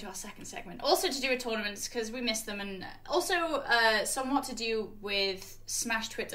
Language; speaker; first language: English; native; English